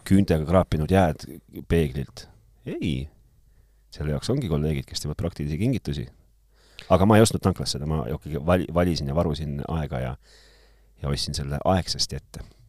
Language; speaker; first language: Estonian; native; Estonian